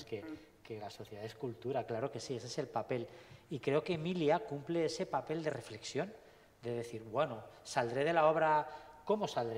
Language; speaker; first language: Spanish; native; Spanish